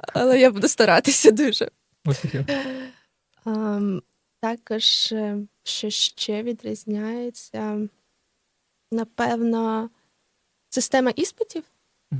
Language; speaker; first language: Ukrainian; native; Ukrainian